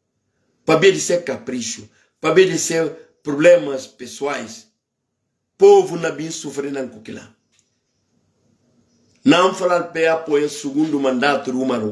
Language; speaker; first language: Portuguese; non-native, local second language; Upper Guinea Crioulo